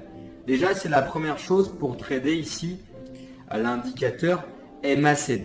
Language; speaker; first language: French; native; French